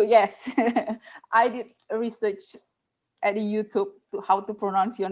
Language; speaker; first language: English; non-native, fluent; Indonesian